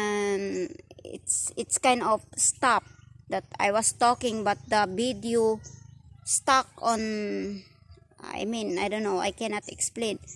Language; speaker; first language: English; non-native, learner; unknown